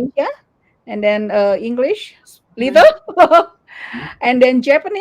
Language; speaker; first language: English; non-native, learner; Indonesian